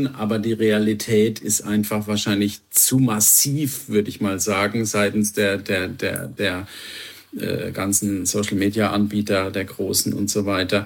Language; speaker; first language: German; native; German